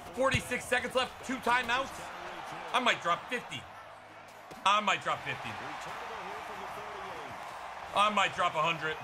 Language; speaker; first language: English; native; English